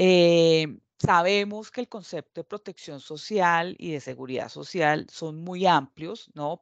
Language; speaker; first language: Spanish; native; Spanish